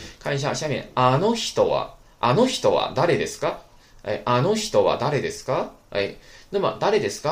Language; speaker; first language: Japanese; non-native, fluent; Chinese